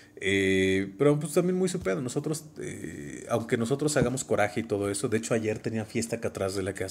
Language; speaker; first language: Spanish; native; Spanish